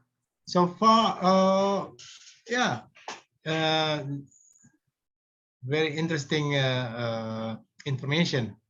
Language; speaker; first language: English; non-native, fluent; Indonesian